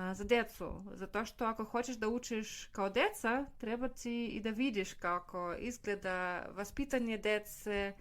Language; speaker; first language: Serbian; non-native, fluent; Russian